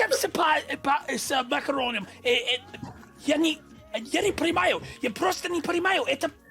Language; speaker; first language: Russian; non-native, learner; English